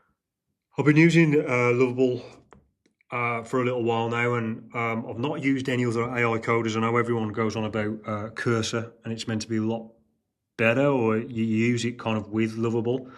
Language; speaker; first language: English; native; English